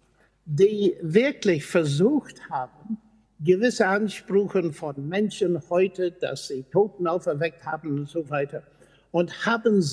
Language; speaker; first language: German; non-native, fluent; English